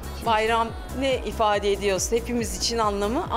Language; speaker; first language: Turkish; native; Turkish